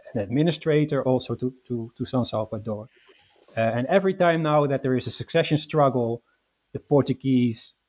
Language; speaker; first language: English; non-native, fluent; Dutch